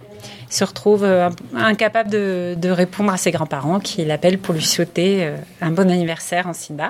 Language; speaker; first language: French; early bilingual, other home language; English